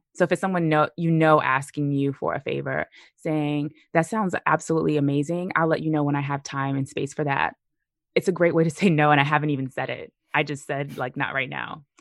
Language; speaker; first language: English; native; English